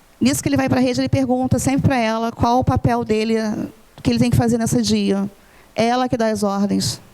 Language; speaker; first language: Portuguese; non-native, fluent; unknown